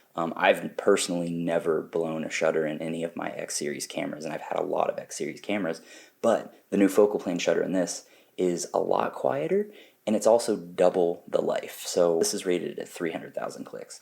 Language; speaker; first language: English; native; English